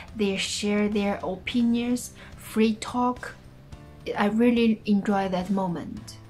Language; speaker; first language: English; non-native, fluent; Chinese